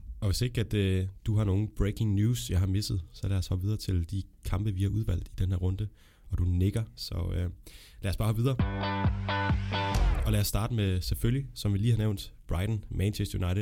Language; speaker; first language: Danish; native; Danish